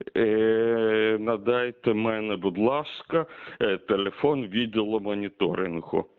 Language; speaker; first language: Ukrainian; non-native, learner; Russian